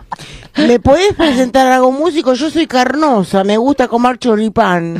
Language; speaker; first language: Spanish; native; Spanish